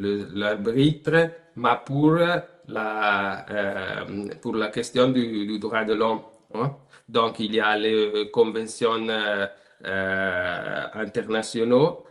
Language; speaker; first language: French; non-native, learner; Italian